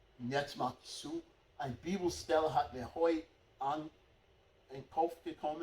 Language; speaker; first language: German; non-native, fluent; English